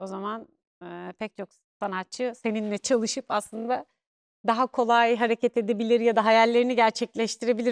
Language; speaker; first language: Turkish; native; Turkish